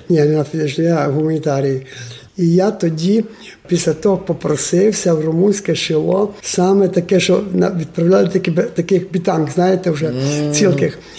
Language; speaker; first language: Ukrainian; non-native, local second language; Romanian